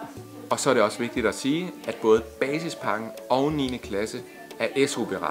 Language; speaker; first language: Danish; native; Danish